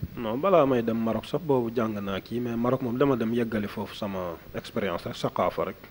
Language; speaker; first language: Wolof; non-native, local second language; Fula